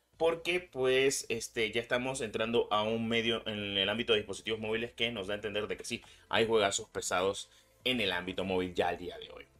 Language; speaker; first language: Spanish; native; Spanish